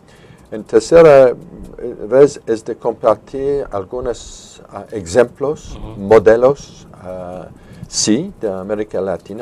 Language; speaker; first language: Spanish; non-native, fluent; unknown